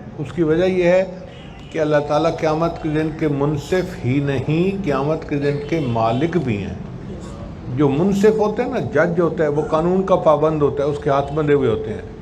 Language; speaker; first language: Urdu; non-native, local second language; Punjabi